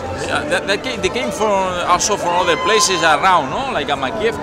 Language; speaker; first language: English; non-native, learner; Spanish